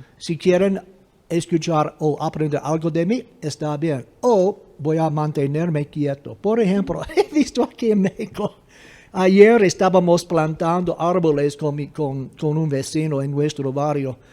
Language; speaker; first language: Spanish; non-native, fluent; English